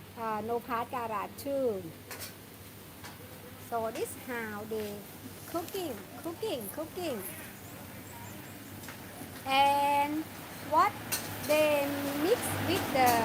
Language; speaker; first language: English; non-native, learner; Thai